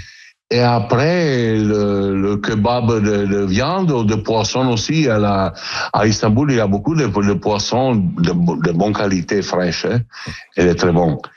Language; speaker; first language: French; non-native, learner; Italian